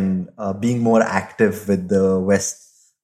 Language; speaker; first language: English; non-native, local second language; Hindi